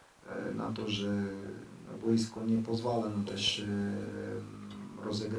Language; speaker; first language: Polish; non-native, learner; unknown